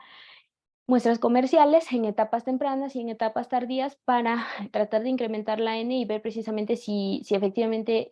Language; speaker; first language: Spanish; native; Spanish